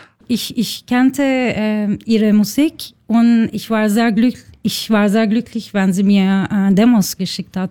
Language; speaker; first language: German; non-native, fluent; Turkish